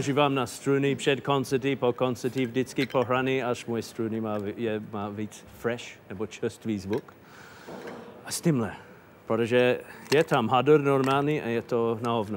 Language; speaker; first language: Czech; non-native, fluent; English